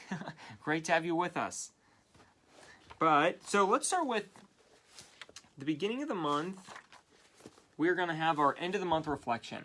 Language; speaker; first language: English; native; English